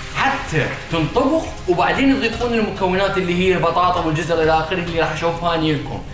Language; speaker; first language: Arabic; native; Arabic